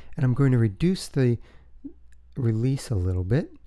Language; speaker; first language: English; native; English